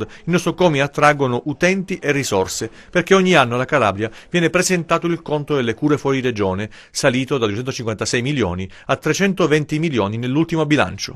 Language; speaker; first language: Italian; native; Italian